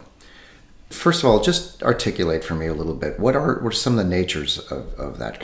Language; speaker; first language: English; native; English